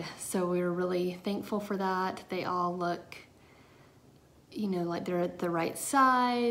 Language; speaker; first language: English; native; English